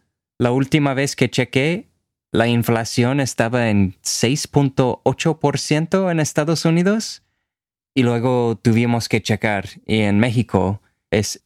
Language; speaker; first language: Spanish; non-native, fluent; English